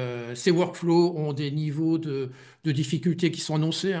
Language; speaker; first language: French; native; French